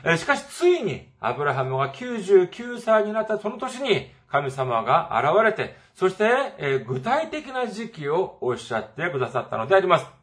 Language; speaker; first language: Japanese; non-native, fluent; Korean